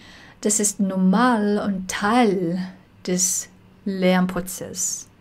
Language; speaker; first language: German; non-native, fluent; Chinese